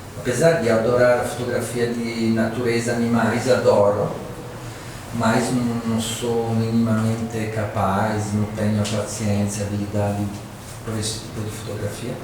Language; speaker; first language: Portuguese; non-native, fluent; Italian